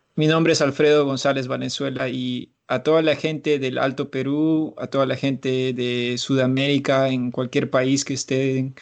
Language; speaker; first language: Spanish; early bilingual, heritage; Spanish